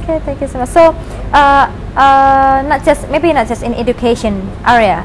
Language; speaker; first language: English; non-native, fluent; Indonesian